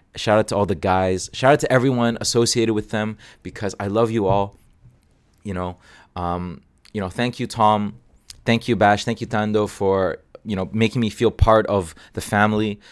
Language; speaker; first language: English; non-native, local second language; Cantonese